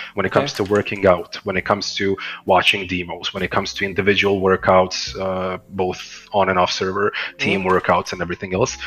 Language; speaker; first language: English; non-native, fluent; Croatian